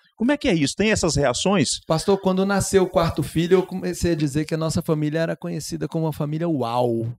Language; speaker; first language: Portuguese; native; Portuguese